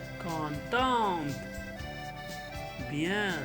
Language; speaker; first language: French; non-native, local second language; Arabic